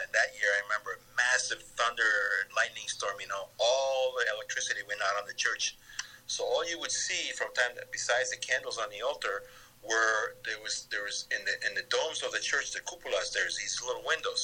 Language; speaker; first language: English; early bilingual, other home language; Spanish